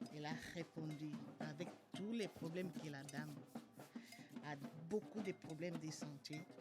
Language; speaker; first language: French; non-native, local second language; Lingala